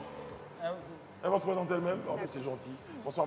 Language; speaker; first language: French; native; French